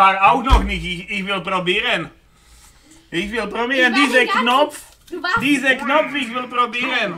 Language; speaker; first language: German; non-native, learner; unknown